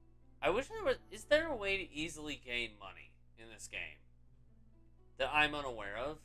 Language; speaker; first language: English; native; English